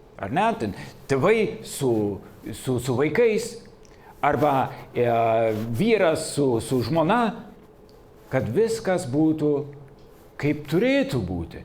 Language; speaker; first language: Lithuanian; non-native, fluent; German